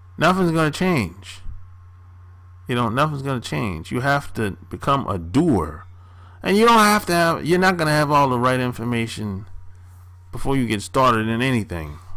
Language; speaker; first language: English; native; English